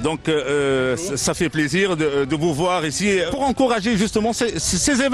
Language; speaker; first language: French; non-native, local second language; Arabic